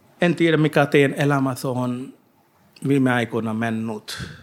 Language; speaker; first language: Finnish; non-native, learner; Hindi